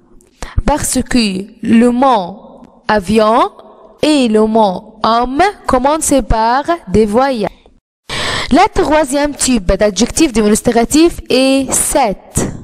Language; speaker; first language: French; non-native, fluent; Arabic